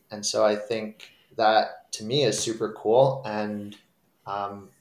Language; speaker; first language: English; native; English